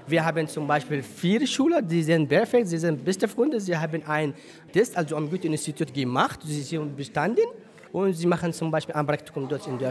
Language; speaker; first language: German; non-native, learner; Arabic